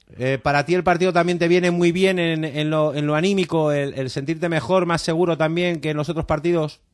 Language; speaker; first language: Spanish; native; Spanish